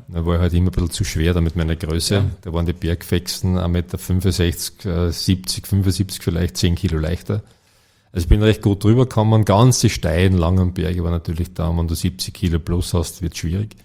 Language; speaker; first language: German; native; German